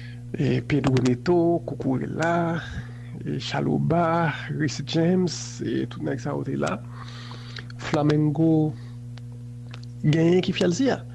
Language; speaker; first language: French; non-native, local second language; Haitian Creole